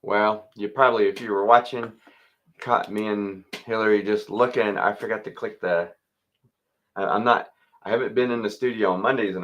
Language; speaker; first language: English; native; English